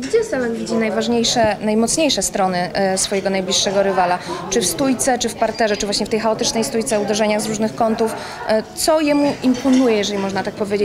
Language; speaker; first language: Polish; native; Polish